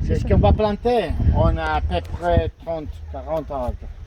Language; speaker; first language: French; non-native, fluent; Spanish